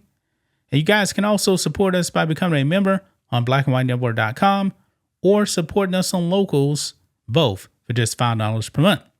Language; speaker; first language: English; native; English